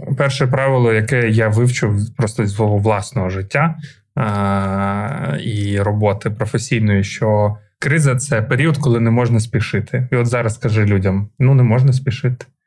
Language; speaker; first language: Ukrainian; non-native, local second language; Russian